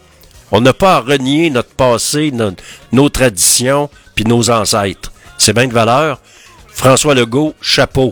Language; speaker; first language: French; native; French